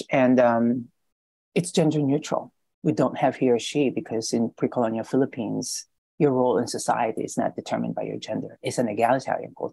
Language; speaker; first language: English; non-native, local second language; Filipino